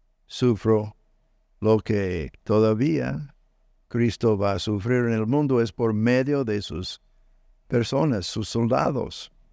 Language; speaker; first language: Spanish; non-native, learner; English